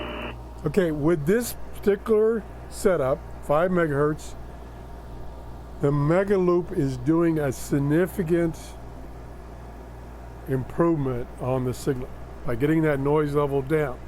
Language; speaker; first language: English; native; English